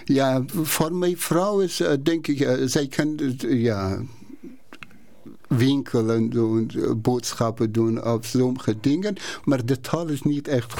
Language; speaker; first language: Dutch; non-native, learner; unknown